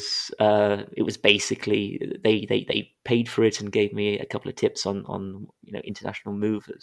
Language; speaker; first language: English; native; English